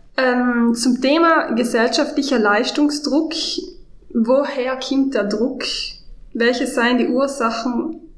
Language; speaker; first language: German; native; German